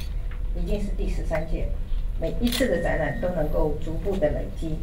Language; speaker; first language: Chinese; native; Chinese